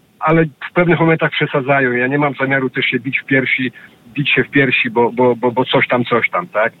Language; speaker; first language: Polish; native; Polish